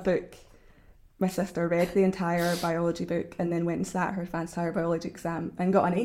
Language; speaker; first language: English; native; English